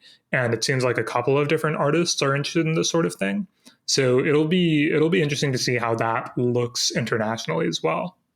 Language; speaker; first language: English; native; English